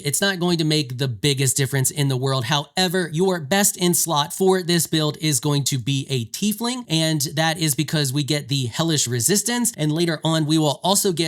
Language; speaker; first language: English; native; English